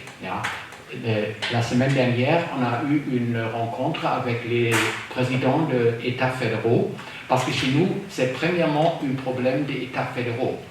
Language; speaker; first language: French; non-native, fluent; German